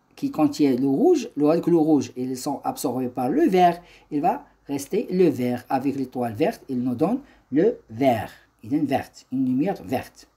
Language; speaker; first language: French; non-native, local second language; Arabic